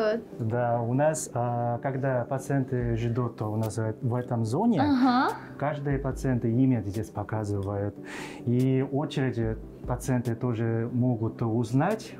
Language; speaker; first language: Russian; non-native, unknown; Korean